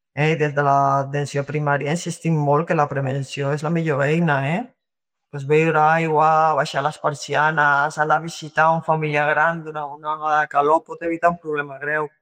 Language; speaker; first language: Catalan; non-native, local second language; Spanish